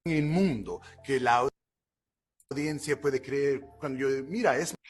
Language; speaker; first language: Spanish; non-native, fluent; English